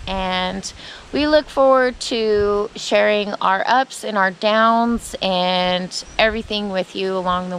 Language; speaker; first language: English; native; English